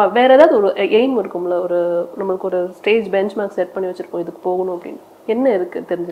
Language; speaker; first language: Tamil; native; Tamil